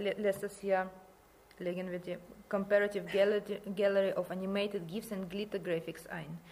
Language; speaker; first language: German; non-native, learner; Russian